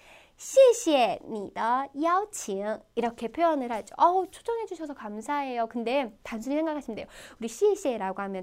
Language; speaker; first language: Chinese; non-native, fluent; Korean